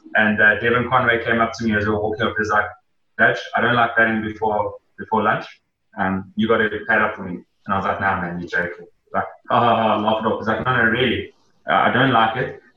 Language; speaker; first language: English; native; English